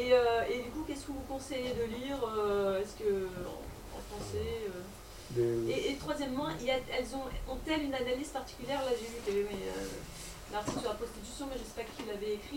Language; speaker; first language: French; native; French